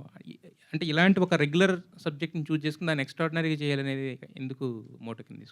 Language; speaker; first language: Telugu; native; Telugu